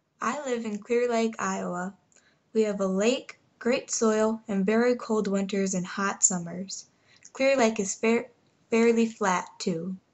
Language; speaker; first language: English; native; English